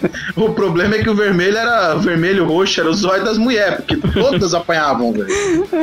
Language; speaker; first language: Portuguese; native; Portuguese